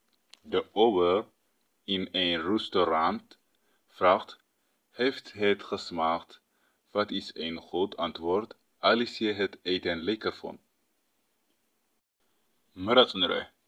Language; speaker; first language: Dutch; non-native, fluent; Tigrinya